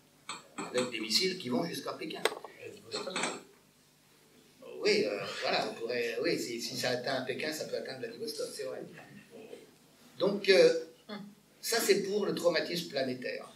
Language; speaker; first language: French; native; French